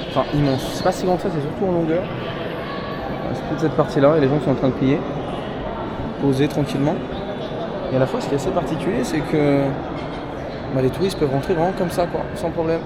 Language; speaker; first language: French; native; French